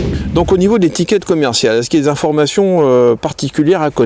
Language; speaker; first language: French; native; French